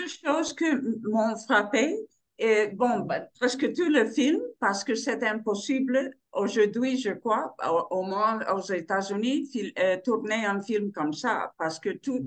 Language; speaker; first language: French; non-native, learner; Spanish